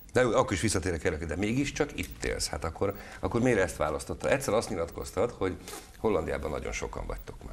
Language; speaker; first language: Hungarian; native; Hungarian